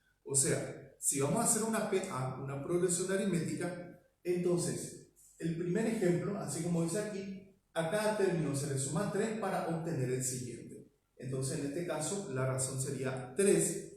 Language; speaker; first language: Spanish; native; Spanish